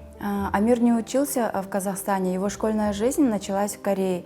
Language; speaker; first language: Russian; non-native, local second language; Kazakh